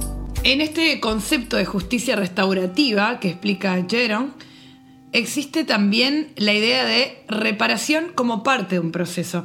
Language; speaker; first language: Spanish; native; Spanish